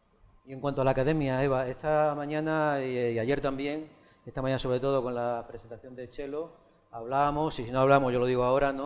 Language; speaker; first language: Spanish; native; Spanish